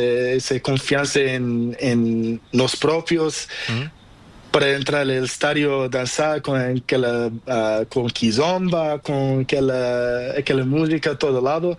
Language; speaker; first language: Spanish; non-native, learner; Portuguese